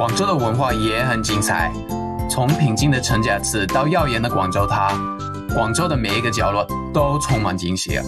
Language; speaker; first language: Chinese; non-native, fluent; English